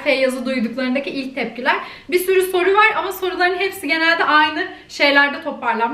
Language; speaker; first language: Turkish; native; Turkish